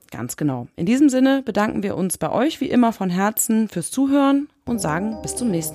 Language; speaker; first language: German; native; German